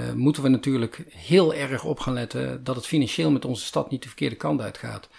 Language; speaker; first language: Dutch; native; Dutch